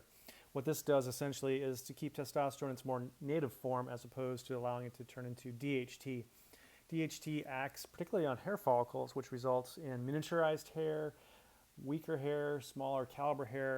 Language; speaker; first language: English; native; English